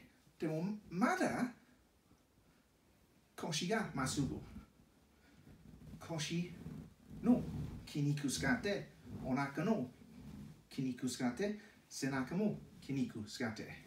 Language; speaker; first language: Japanese; non-native, learner; English